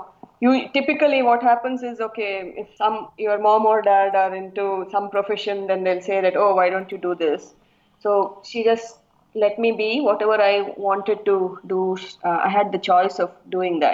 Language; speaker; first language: English; non-native, local second language; Kannada